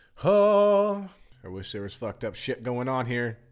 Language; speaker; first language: English; native; English